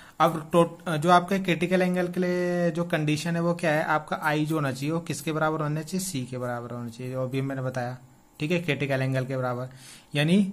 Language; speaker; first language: Hindi; native; Hindi